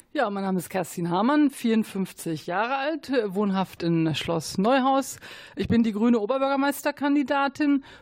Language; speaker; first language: German; native; German